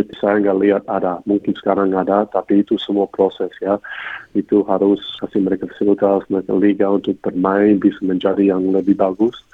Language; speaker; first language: Indonesian; non-native, fluent; English